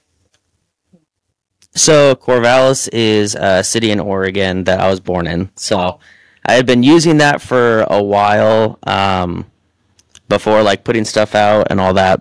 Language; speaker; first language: English; native; English